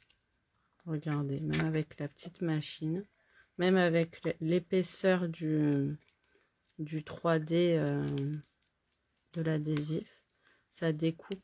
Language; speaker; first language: French; native; French